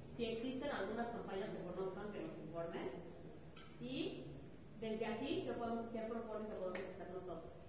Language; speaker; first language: Spanish; native; Spanish